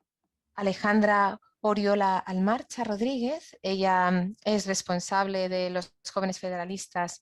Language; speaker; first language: Spanish; native; Spanish